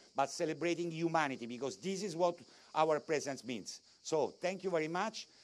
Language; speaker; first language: English; non-native, fluent; Italian